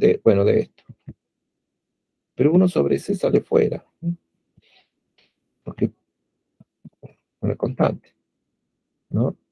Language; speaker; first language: Spanish; native; Spanish